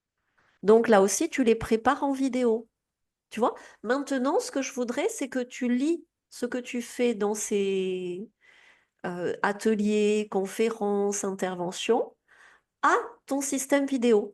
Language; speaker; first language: French; native; French